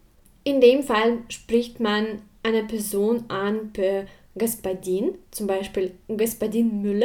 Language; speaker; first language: German; non-native, fluent; Russian